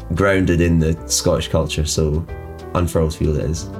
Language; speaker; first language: English; native; English